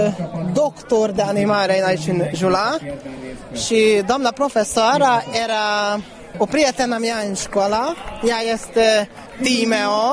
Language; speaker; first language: Romanian; non-native, learner; Hungarian